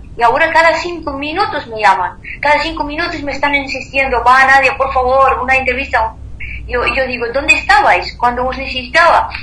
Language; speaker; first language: Spanish; non-native, fluent; Persian